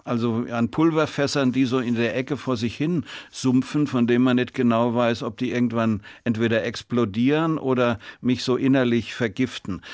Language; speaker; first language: German; native; German